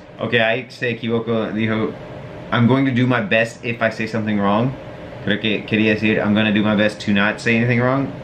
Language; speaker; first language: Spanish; non-native, fluent; English